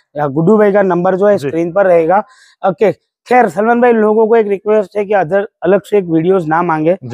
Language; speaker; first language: Hindi; non-native, local second language; Gujarati